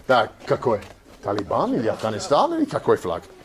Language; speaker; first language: Russian; non-native, learner; English